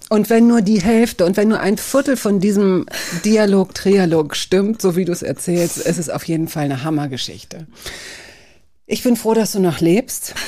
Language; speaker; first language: German; native; German